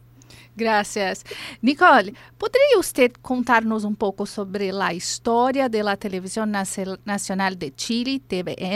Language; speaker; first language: Spanish; non-native, fluent; Portuguese